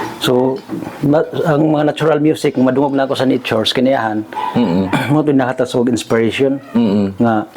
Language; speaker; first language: Cebuano; non-native, local second language; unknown